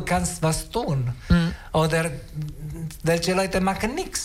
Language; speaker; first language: German; non-native, learner; Italian